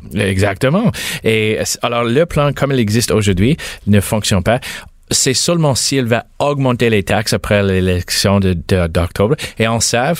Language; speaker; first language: French; native; French